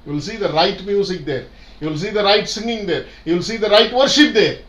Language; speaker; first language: English; non-native, local second language; Tamil